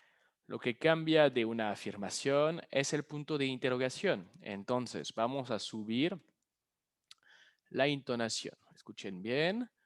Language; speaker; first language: Spanish; non-native, fluent; French